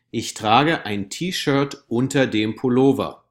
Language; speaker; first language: German; non-native, fluent; English